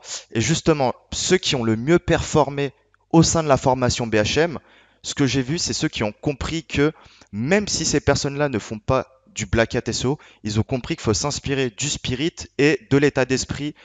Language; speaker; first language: French; native; French